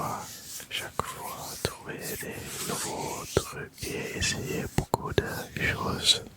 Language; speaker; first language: French; early bilingual, other home language; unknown